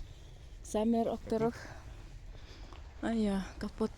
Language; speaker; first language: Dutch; non-native, learner; Filipino